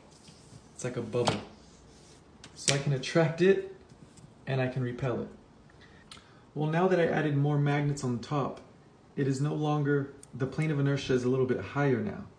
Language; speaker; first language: English; native; English